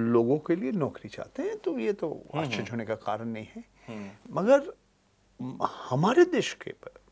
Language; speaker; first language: Hindi; native; Hindi